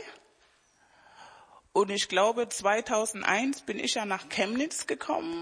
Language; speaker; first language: German; non-native, fluent; Spanish